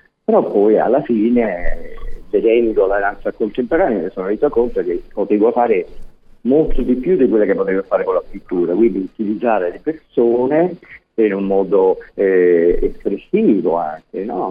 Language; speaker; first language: Italian; non-native, fluent; English